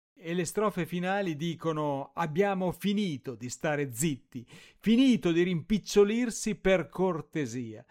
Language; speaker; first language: Italian; native; Italian